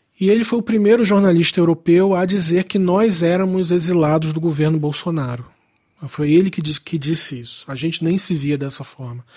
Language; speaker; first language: Portuguese; native; Portuguese